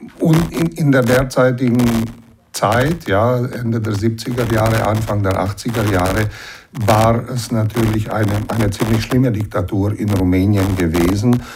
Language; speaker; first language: German; early bilingual, heritage; German